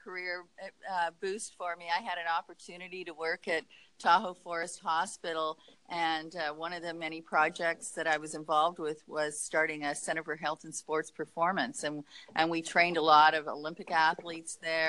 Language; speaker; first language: English; native; English